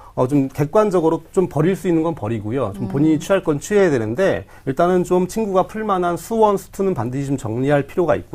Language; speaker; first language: Korean; native; Korean